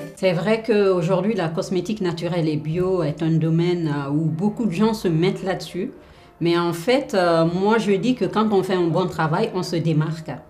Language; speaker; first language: French; non-native, local second language; Fula